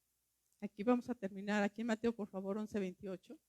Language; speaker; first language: Spanish; native; Spanish